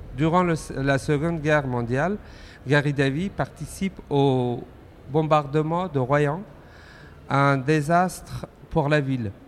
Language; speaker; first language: French; non-native, fluent; Persian